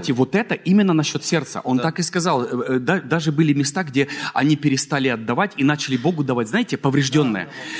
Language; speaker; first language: Russian; native; Russian